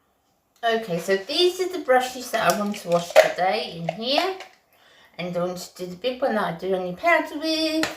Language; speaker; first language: English; native; English